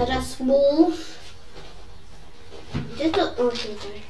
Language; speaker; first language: Polish; early bilingual, heritage; Polish